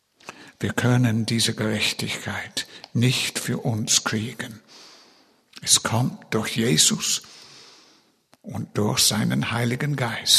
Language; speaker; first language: German; non-native, fluent; English